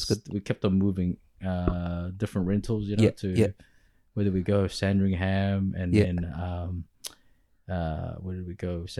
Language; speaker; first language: English; early bilingual, other home language; Pampanga